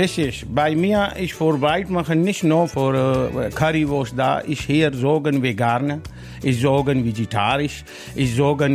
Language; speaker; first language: German; non-native, learner; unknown